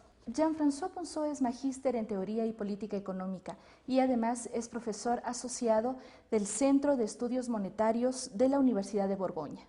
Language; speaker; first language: Spanish; native; Spanish